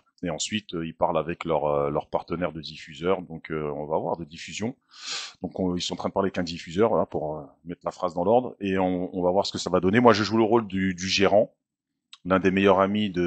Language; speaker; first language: French; native; French